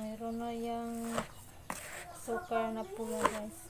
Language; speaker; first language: Filipino; non-native, local second language; Cebuano